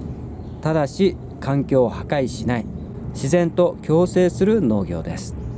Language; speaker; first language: Japanese; non-native, fluent; Korean